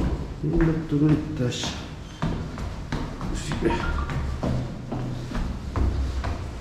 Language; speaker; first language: Russian; non-native, local second language; Yakut